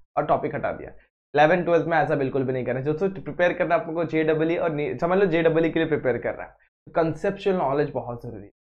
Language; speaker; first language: Hindi; native; Hindi